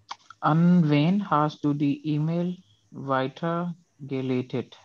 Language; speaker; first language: German; non-native, learner; Urdu